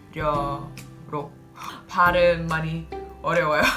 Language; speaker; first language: Korean; non-native, learner; English